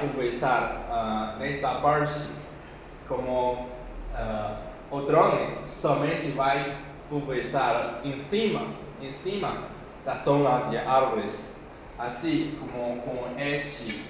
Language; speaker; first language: Portuguese; non-native, fluent; Chinese